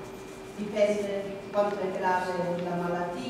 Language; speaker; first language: Italian; non-native, fluent; German